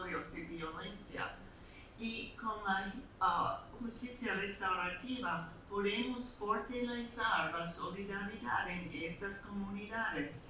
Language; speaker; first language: Spanish; non-native, fluent; English